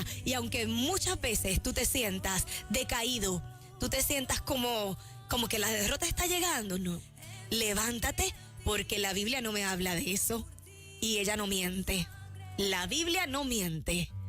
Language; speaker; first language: Spanish; native; Spanish